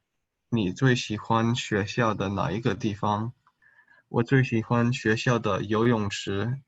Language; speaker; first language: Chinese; early bilingual, heritage; Chinese